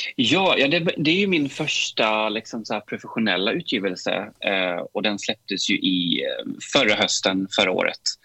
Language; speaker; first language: Swedish; native; Swedish